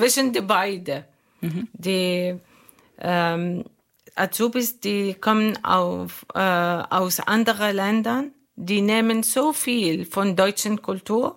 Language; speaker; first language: German; non-native, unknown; Arabic